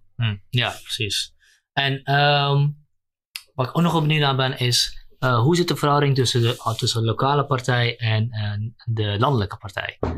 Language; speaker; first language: Dutch; native; Dutch